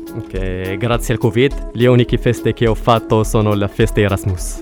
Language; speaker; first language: Italian; non-native, learner; Arabic